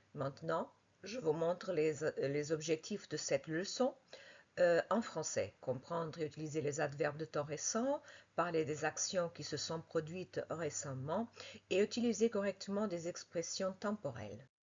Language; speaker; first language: French; non-native, fluent; Portuguese